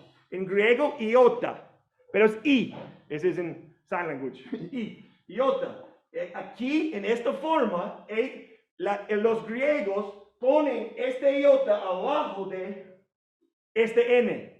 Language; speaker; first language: Spanish; non-native, fluent; English